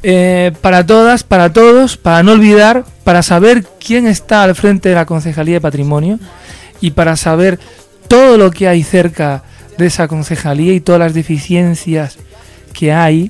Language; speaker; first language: Spanish; native; Spanish